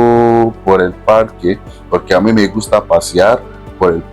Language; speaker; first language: Spanish; non-native, fluent; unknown